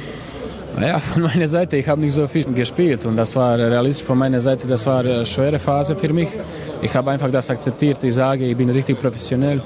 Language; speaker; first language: German; non-native, fluent; Croatian